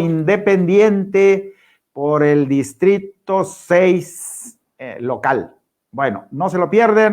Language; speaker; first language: Spanish; native; Spanish